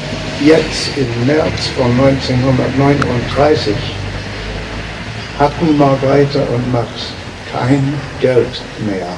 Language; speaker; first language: German; early bilingual, heritage; German